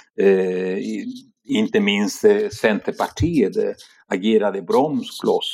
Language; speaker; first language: Swedish; non-native, fluent; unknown